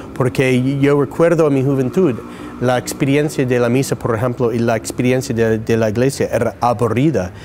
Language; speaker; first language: Spanish; non-native, fluent; English